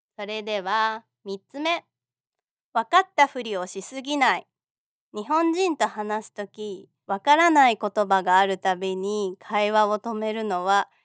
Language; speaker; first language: Japanese; native; Japanese